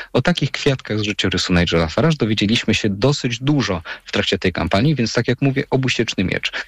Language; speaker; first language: Polish; native; Polish